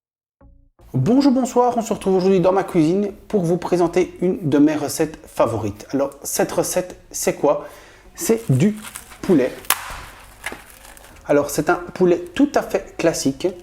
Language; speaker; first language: French; native; French